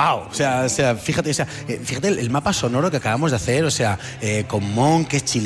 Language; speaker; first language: Spanish; native; Spanish